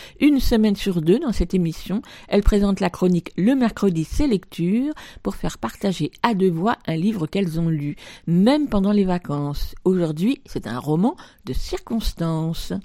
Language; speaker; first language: French; native; French